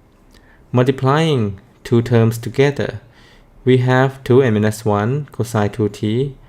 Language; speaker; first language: English; non-native, fluent; Thai